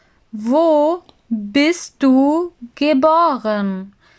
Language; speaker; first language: German; non-native, fluent; Urdu